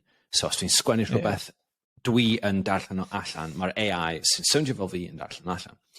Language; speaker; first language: Welsh; non-native, local second language; English